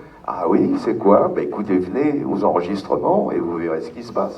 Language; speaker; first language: French; native; French